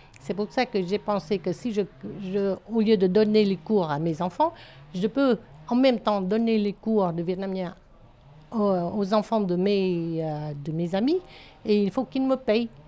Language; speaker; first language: French; non-native, fluent; Vietnamese